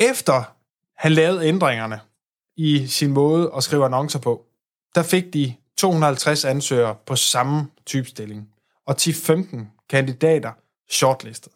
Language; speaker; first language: Danish; native; Danish